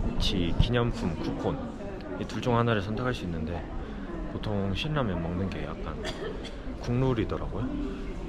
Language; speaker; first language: Korean; native; Korean